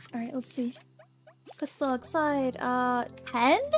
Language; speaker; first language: English; native; English